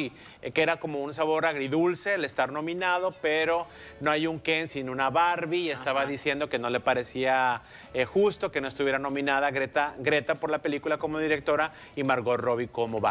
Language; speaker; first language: Spanish; native; Spanish